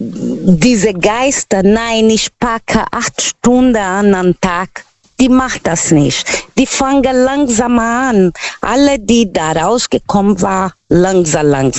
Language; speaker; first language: German; non-native, learner; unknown